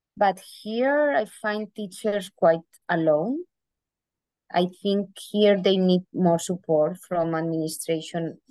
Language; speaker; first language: English; non-native, fluent; Spanish